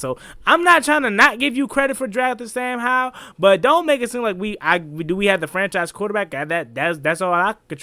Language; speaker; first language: English; native; English